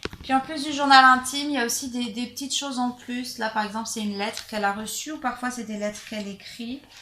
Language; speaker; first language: French; native; French